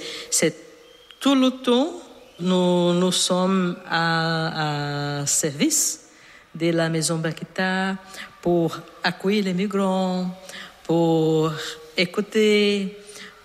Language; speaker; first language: French; non-native, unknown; Portuguese